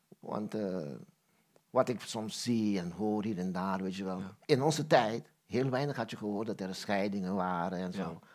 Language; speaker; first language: Dutch; non-native, local second language; Papiamento